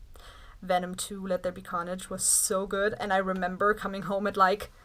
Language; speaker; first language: English; non-native, fluent; German